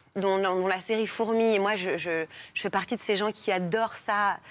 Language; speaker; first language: French; native; French